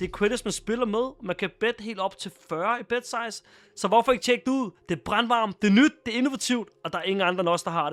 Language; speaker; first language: Danish; native; Danish